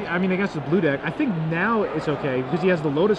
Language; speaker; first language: English; native; English